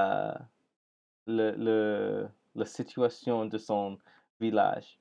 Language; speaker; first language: French; non-native, learner; English